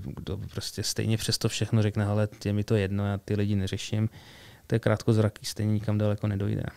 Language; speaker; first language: Czech; early bilingual, other home language; Arabic